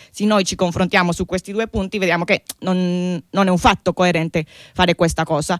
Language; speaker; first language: Italian; non-native, fluent; Spanish